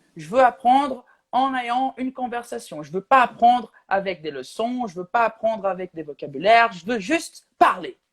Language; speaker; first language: French; non-native, fluent; Portuguese